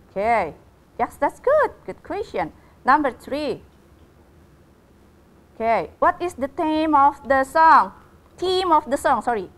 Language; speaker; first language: English; non-native, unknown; Indonesian